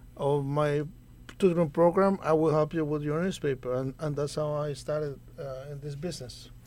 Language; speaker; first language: English; non-native, fluent; Spanish